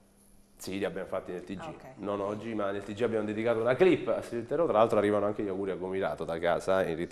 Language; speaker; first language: Italian; native; Italian